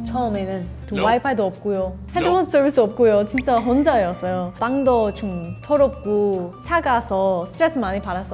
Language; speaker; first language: Korean; non-native, learner; English